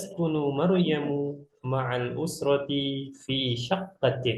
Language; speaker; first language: Arabic; non-native, fluent; Indonesian